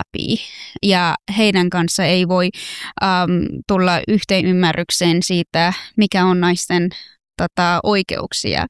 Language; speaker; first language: Finnish; non-native, fluent; Persian